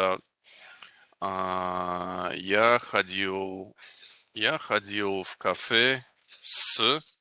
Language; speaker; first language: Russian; non-native, fluent; English